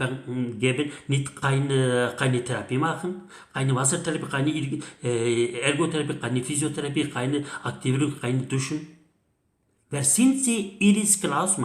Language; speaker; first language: German; non-native, learner; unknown